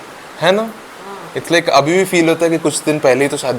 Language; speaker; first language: Hindi; native; Hindi